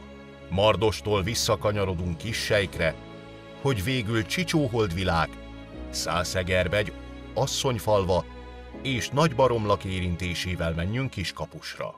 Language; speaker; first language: Hungarian; native; Hungarian